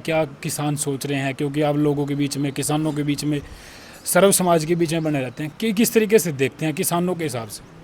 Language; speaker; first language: Hindi; native; Hindi